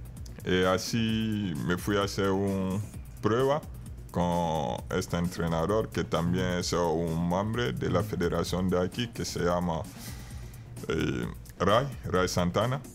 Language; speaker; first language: Spanish; non-native, fluent; Bambara